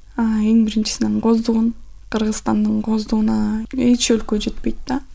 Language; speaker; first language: Kyrgyz; non-native, local second language; Russian